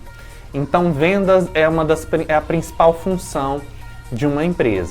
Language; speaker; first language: Portuguese; native; Portuguese